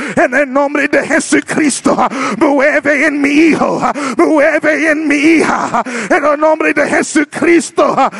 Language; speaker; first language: Spanish; non-native, learner; English